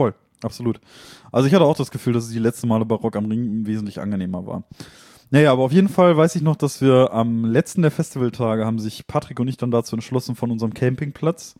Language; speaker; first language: German; native; German